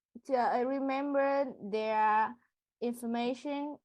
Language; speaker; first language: English; non-native, learner; Vietnamese